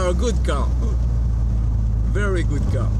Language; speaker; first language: English; non-native, learner; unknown